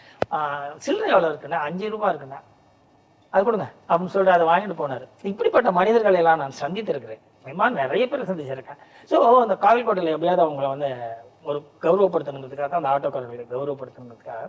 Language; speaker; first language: Tamil; native; Tamil